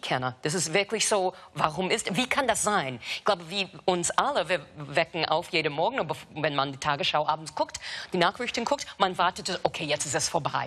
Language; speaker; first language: German; non-native, fluent; English